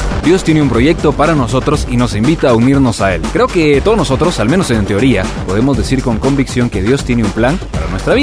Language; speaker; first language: Spanish; native; Spanish